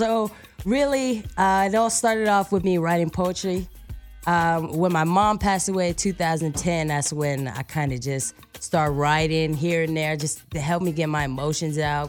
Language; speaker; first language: English; native; English